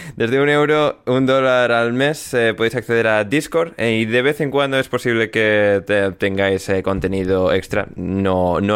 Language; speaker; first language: Spanish; native; Spanish